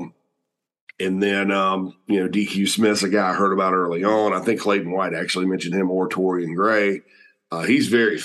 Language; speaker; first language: English; native; English